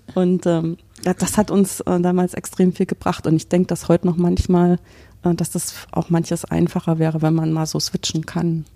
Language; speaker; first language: German; native; German